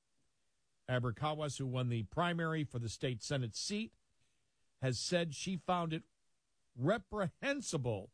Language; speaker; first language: English; native; English